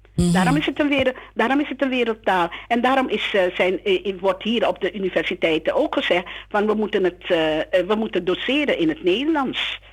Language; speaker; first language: Dutch; non-native, local second language; Sranan Tongo